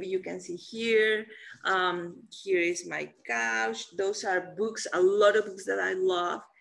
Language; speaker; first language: English; non-native, fluent; Spanish